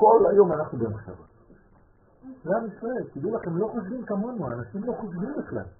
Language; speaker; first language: Hebrew; non-native, fluent; French